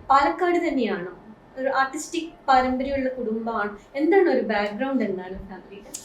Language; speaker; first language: Malayalam; native; Malayalam